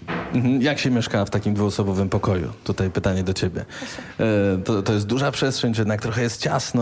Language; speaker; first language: Polish; native; Polish